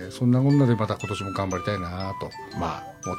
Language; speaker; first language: Japanese; native; Japanese